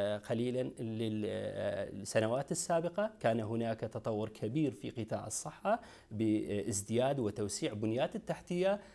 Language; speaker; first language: Arabic; non-native, local second language; Kurdish